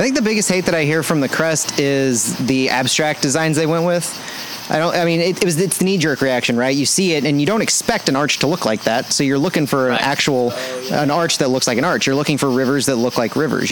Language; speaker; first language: English; native; English